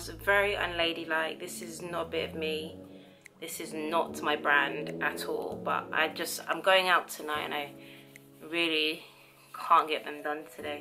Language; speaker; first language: English; native; English